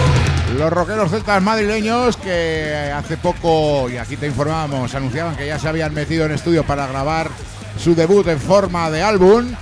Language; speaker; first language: Spanish; native; Spanish